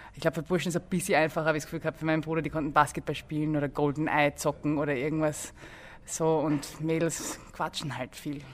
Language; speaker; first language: German; early bilingual, other home language; English